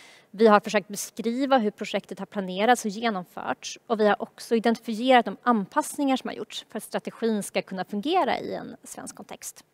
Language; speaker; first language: Swedish; native; Swedish